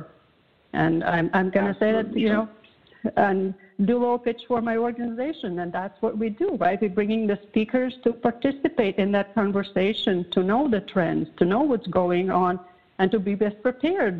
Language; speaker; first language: English; non-native, fluent; Latvian